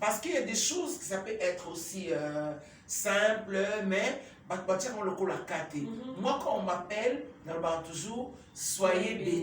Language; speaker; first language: French; non-native, local second language; Lingala